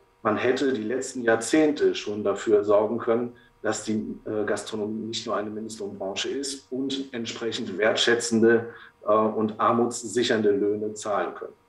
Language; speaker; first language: German; native; German